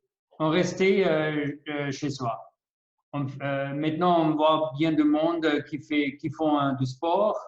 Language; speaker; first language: French; non-native, fluent; German